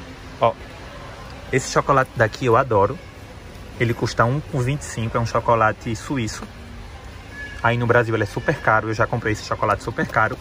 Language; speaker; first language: Portuguese; native; Portuguese